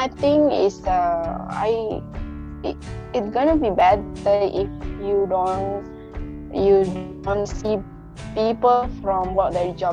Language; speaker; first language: English; non-native, local second language; Indonesian